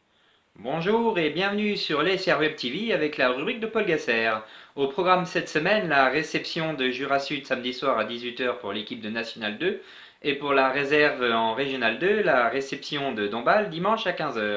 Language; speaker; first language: French; native; French